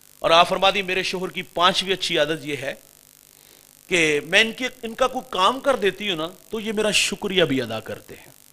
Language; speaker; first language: Urdu; non-native, local second language; Punjabi